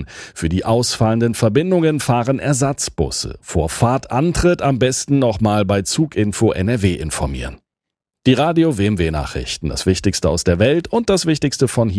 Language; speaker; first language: German; native; German